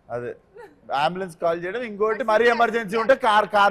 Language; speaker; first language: Telugu; native; Telugu